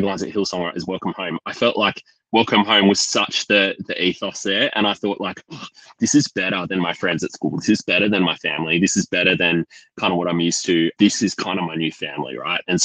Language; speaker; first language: English; native; English